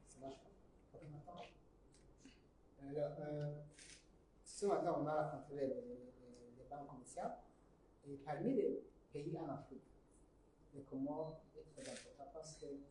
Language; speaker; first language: French; non-native, learner; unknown